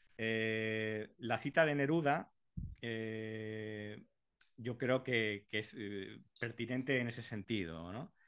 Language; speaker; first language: Spanish; native; Spanish